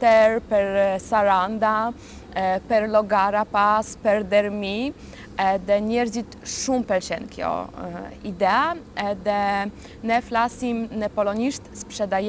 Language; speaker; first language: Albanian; non-native, learner; Polish